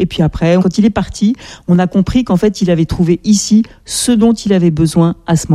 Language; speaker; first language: French; native; French